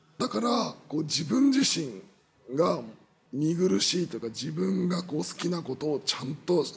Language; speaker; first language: Japanese; native; Japanese